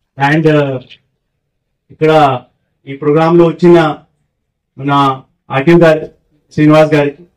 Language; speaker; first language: Telugu; non-native, fluent; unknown